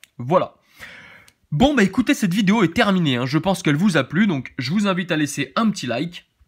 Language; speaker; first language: French; native; French